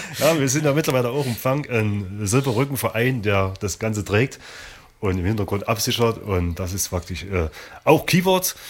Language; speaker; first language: German; native; German